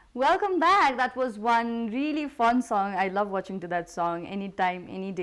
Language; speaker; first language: English; non-native, local second language; Nepali